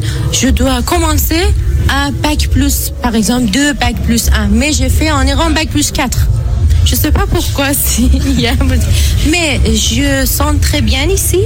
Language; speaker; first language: French; non-native, learner; Persian